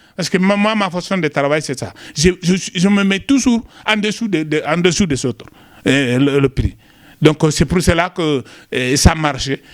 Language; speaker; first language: French; non-native, local second language; Wolof